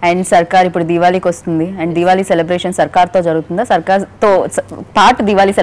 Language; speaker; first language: Telugu; native; Telugu